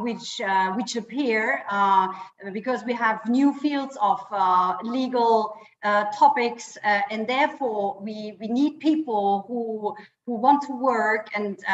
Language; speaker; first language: English; non-native, fluent; German